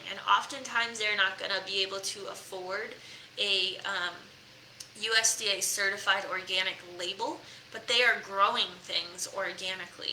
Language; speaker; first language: English; native; English